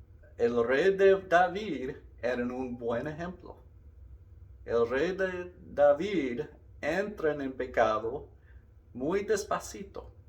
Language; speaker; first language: Spanish; non-native, learner; English